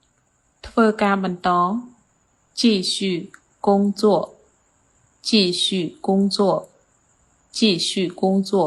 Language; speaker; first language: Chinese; non-native, fluent; Khmer